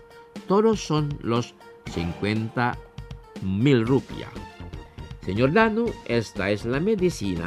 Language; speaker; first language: Spanish; non-native, fluent; Indonesian